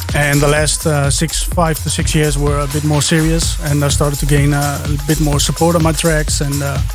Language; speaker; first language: English; non-native, fluent; Dutch